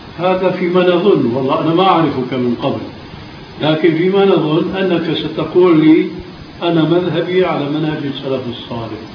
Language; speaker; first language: Arabic; early bilingual, other home language; Albanian